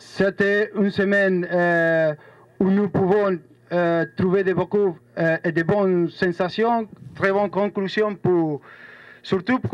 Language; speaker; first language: French; non-native, fluent; Spanish